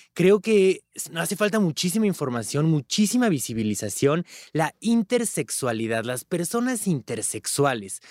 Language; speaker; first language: Spanish; native; Spanish